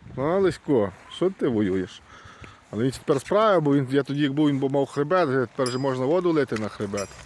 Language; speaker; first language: Ukrainian; native; Ukrainian